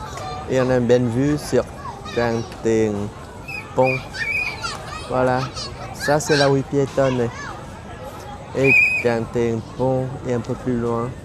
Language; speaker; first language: French; non-native, fluent; Vietnamese